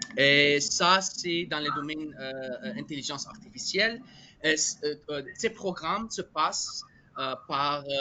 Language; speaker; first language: French; non-native, fluent; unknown